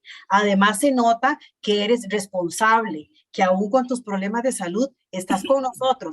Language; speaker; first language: Spanish; native; Spanish